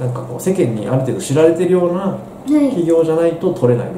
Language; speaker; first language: Japanese; native; Japanese